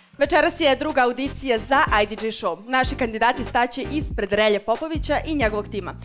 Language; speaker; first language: Serbian; native; Serbian